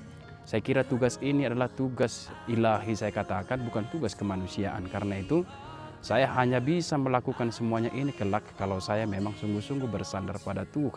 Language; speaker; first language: Indonesian; native; Indonesian